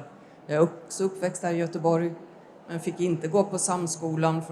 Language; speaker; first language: Swedish; native; Swedish